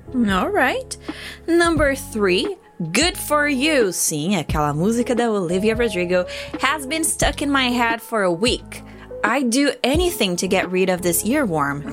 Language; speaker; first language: English; non-native, fluent; Portuguese